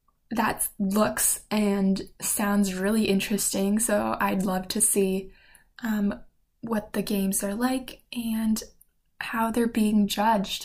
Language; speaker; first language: English; native; English